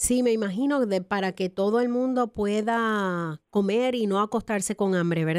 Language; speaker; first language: Spanish; native; Spanish